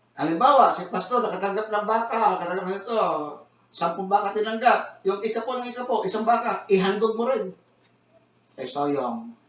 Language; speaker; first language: Filipino; non-native, local second language; Cebuano